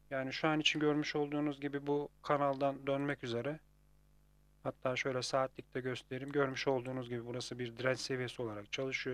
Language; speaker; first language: Turkish; native; Turkish